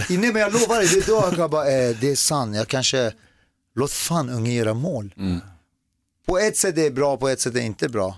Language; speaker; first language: Swedish; early bilingual, other home language; Persian